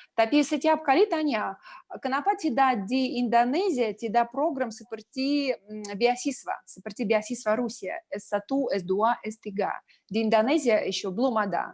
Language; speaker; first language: Indonesian; non-native, learner; Russian